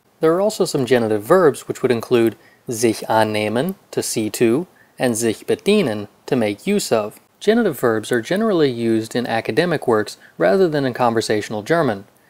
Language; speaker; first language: English; native; English